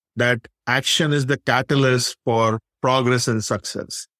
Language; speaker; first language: English; non-native, local second language; Hindi